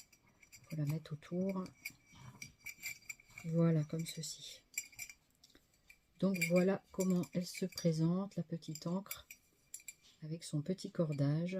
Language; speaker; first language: French; native; French